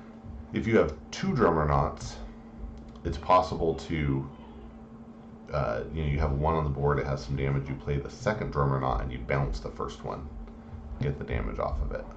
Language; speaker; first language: English; native; English